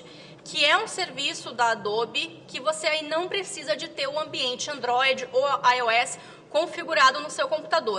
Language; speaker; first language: Portuguese; native; Portuguese